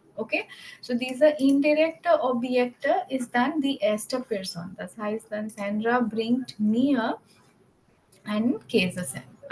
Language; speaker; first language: German; non-native, fluent; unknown